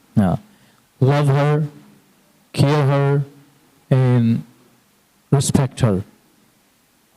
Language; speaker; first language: English; non-native, fluent; Hindi